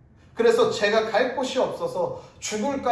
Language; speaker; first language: Korean; native; Korean